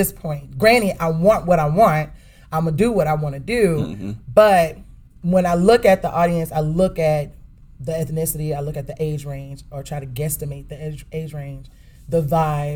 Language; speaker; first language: English; native; English